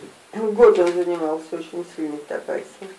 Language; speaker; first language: Russian; native; Russian